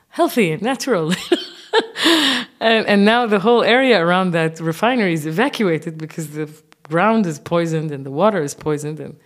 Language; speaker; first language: English; non-native, fluent; Arabic